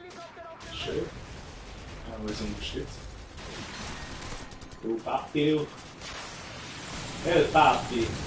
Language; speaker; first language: German; native; German